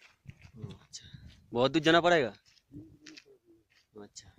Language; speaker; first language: Hindi; non-native, local second language; Bangla